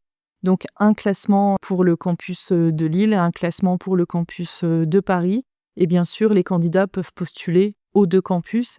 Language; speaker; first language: French; native; French